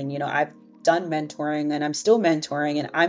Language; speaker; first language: English; native; English